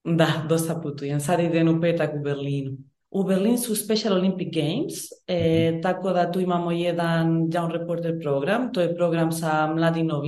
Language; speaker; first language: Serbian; early bilingual, heritage; Bosnian